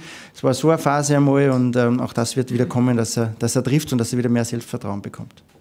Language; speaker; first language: German; native; German